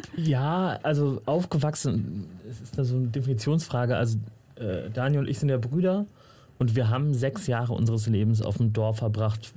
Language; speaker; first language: German; native; German